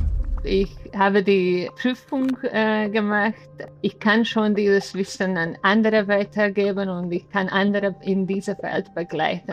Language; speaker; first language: German; non-native, fluent; Hungarian